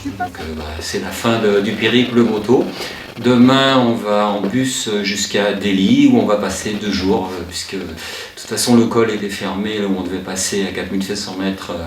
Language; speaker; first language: French; native; French